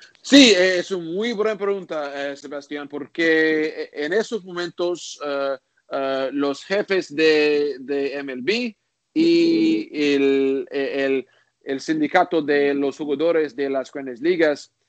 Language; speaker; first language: Spanish; non-native, learner; English